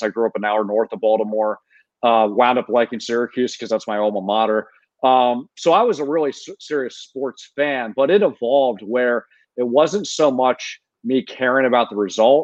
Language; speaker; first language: English; native; English